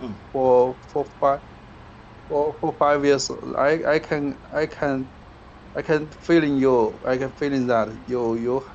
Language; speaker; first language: English; non-native, learner; Chinese